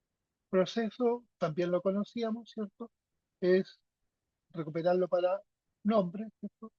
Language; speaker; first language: Spanish; native; Spanish